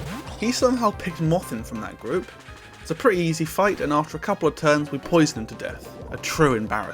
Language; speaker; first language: English; native; English